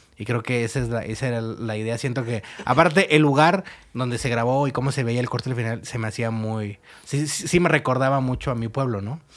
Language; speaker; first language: Spanish; native; Spanish